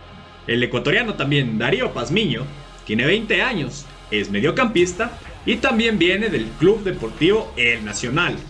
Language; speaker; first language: Spanish; native; Spanish